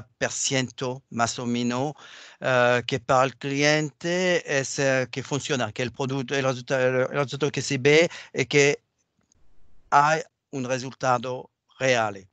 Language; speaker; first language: Spanish; non-native, learner; French